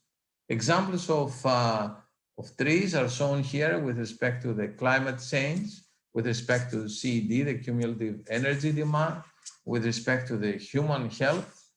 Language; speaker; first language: English; non-native, fluent; Greek